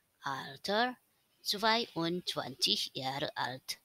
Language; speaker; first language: German; non-native, fluent; Indonesian